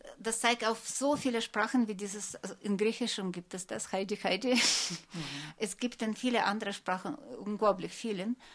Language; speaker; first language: German; non-native, fluent; Russian